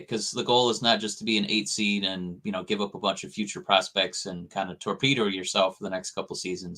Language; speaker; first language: English; native; English